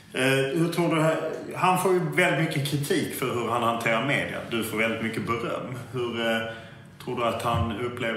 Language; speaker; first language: Swedish; native; Swedish